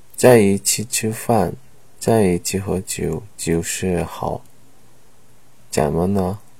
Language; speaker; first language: Chinese; non-native, learner; Korean